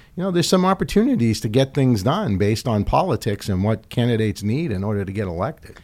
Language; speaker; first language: English; native; English